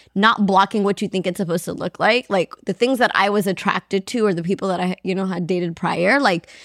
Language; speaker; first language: English; non-native, fluent; Amharic